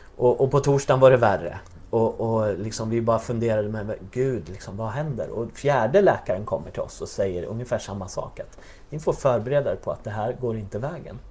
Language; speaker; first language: Swedish; native; Swedish